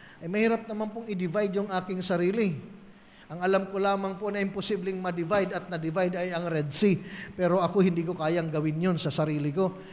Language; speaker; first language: Filipino; native; Filipino